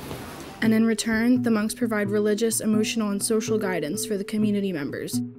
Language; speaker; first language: English; native; English